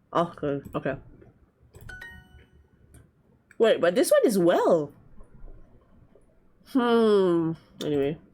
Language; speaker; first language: English; non-native, learner; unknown